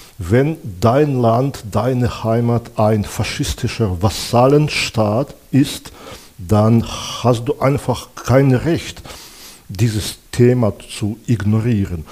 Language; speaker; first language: German; non-native, fluent; Belarusian